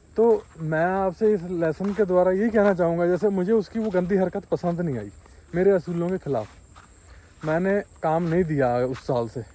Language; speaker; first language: Hindi; non-native, local second language; Punjabi